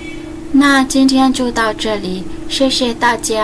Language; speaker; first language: Chinese; non-native, fluent; Burmese